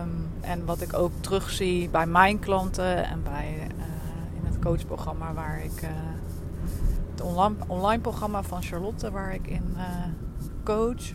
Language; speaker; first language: Dutch; native; Dutch